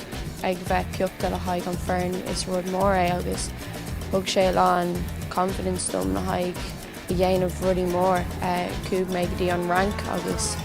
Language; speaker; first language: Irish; non-native, local second language; English